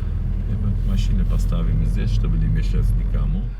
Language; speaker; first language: Russian; non-native, learner; Armenian